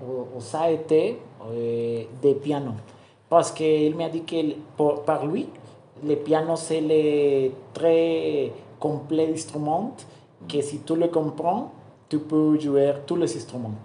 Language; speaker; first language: French; non-native, learner; Spanish